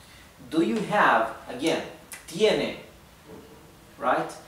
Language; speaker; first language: English; non-native, fluent; Spanish